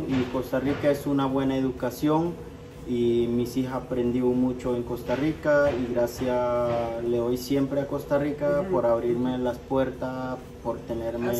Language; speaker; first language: Spanish; non-native, local second language; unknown